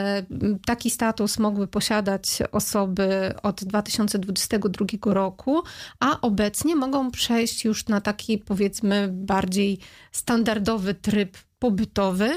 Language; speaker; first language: Polish; non-native, fluent; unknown